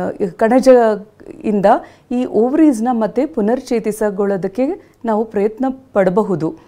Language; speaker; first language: Kannada; native; Kannada